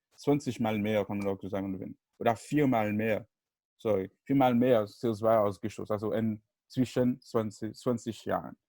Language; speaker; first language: German; non-native, learner; Haitian Creole